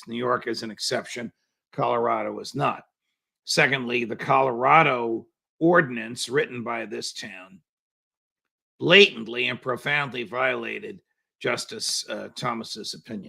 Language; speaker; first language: English; native; English